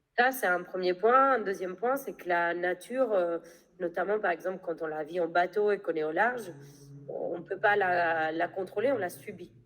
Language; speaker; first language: French; non-native, fluent; Spanish